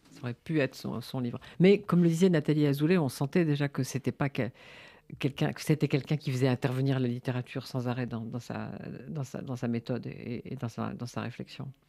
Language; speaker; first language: French; native; French